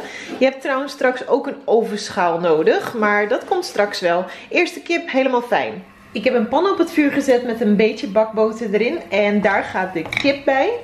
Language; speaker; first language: Dutch; native; Dutch